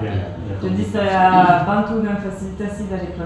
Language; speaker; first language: Indonesian; non-native, learner; French